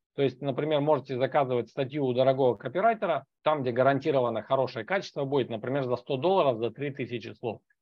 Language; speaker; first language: Russian; native; Russian